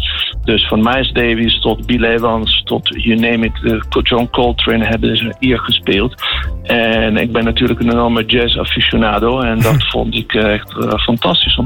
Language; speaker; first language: Dutch; non-native, fluent; Italian